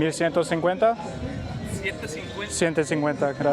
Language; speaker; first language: Spanish; non-native, learner; English